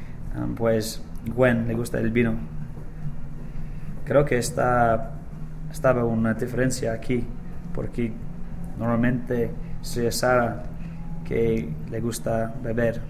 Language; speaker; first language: Spanish; non-native, learner; English